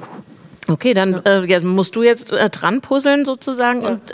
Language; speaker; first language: German; native; German